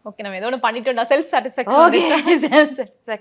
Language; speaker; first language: Tamil; native; Tamil